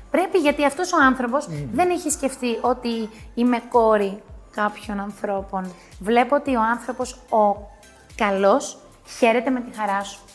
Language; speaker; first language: Greek; early bilingual, heritage; Greek